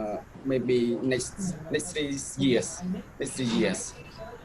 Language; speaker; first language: English; non-native, learner; Khmer